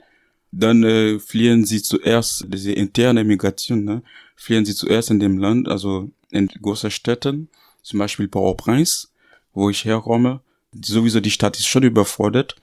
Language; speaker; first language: German; non-native, learner; Haitian Creole